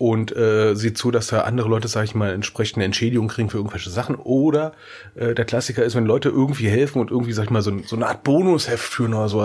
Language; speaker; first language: German; native; German